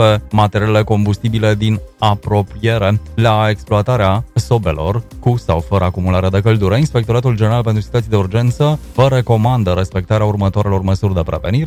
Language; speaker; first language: Romanian; native; Romanian